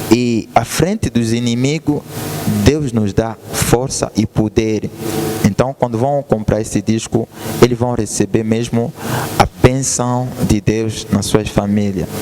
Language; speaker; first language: Portuguese; non-native, fluent; Lingala